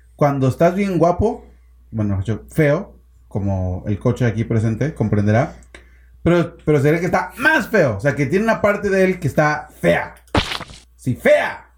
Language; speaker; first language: Spanish; native; Spanish